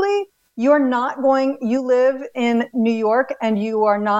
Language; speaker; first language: English; native; English